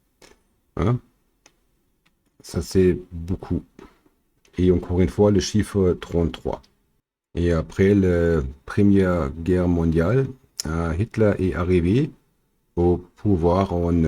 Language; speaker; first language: French; non-native, fluent; German